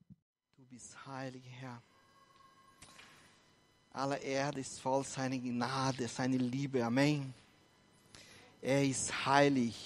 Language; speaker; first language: German; non-native, fluent; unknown